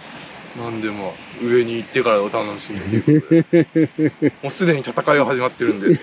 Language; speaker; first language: Japanese; native; Japanese